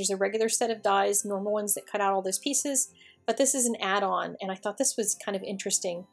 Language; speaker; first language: English; native; English